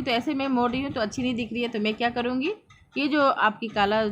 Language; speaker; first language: Hindi; native; Hindi